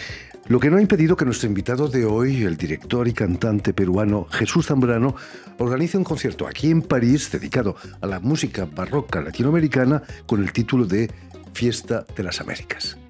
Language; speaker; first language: Spanish; native; Spanish